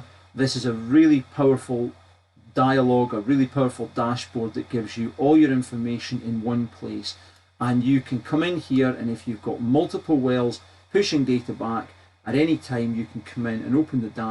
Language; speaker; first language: English; native; English